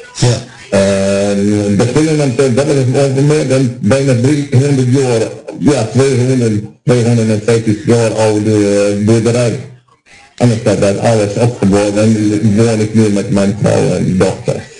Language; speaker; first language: Dutch; non-native, learner; Croatian